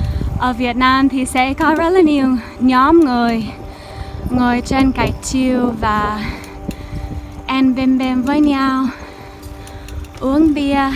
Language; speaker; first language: Vietnamese; non-native, fluent; English